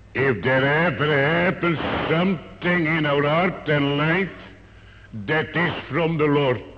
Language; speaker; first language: English; non-native, fluent; Dutch